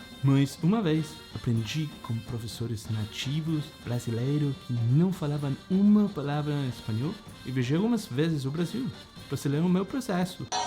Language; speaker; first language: Portuguese; non-native, fluent; Spanish